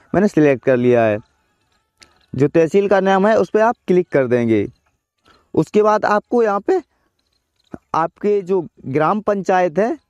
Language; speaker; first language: Hindi; native; Hindi